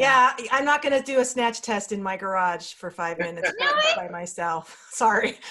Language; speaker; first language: English; native; English